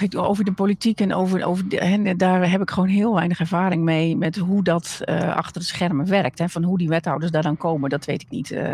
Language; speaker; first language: Dutch; native; Dutch